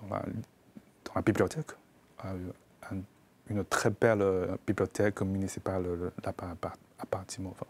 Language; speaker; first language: French; non-native, fluent; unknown